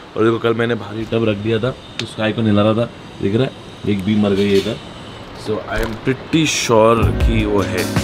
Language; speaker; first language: Hindi; native; Hindi